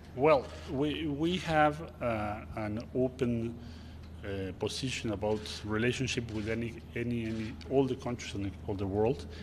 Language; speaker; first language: English; non-native, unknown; Spanish